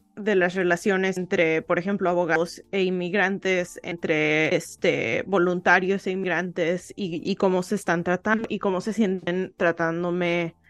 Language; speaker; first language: Spanish; early bilingual, heritage; Spanish